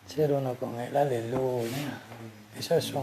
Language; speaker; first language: Spanish; native; Spanish